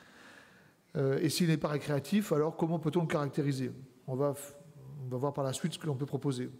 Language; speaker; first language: French; native; French